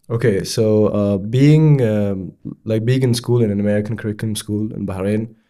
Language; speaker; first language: English; non-native, fluent; Arabic